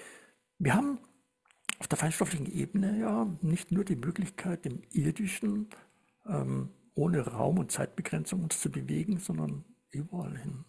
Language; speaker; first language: German; native; German